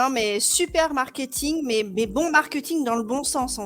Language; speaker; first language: French; native; French